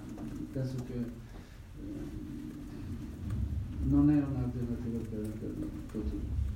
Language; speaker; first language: Italian; non-native, fluent; Portuguese